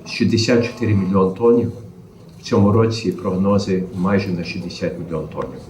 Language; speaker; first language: Ukrainian; early bilingual, heritage; Ukrainian